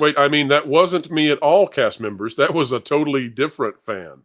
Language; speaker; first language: English; native; English